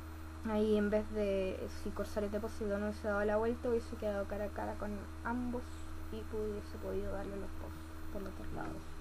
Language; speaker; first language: Spanish; native; Spanish